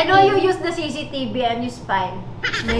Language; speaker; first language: English; non-native, local second language; Filipino